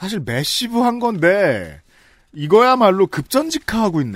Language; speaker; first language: Korean; native; Korean